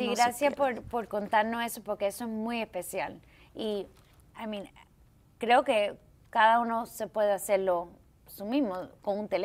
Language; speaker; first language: Spanish; early bilingual, heritage; Spanish